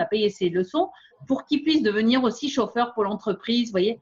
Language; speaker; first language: French; native; French